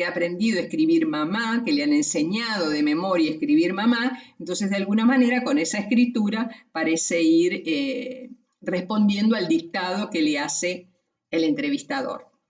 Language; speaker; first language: Spanish; native; Spanish